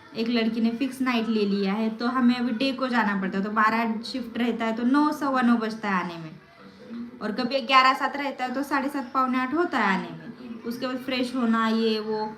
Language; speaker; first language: Hindi; non-native, local second language; Marathi